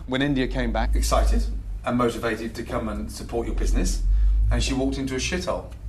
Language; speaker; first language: English; native; English